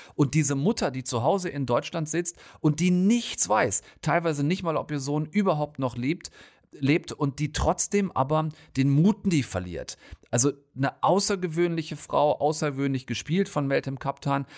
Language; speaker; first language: German; native; German